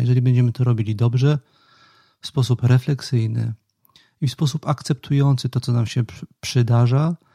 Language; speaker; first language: Polish; native; Polish